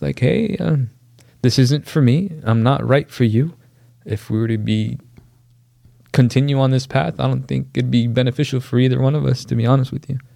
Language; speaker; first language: English; early bilingual, other home language; Spanish